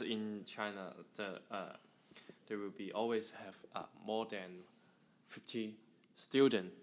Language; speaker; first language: English; non-native, learner; Chinese